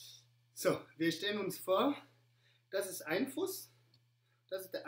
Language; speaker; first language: German; non-native, fluent; French